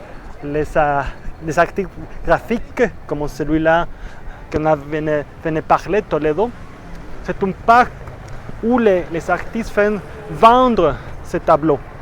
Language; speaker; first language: French; non-native, fluent; Spanish